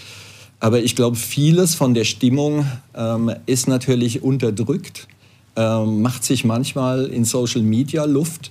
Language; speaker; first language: German; native; German